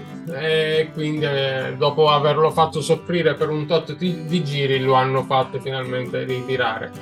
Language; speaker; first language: Italian; native; Italian